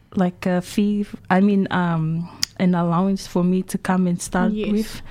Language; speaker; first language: English; non-native, fluent; Tongan